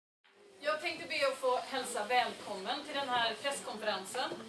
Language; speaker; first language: Swedish; native; Swedish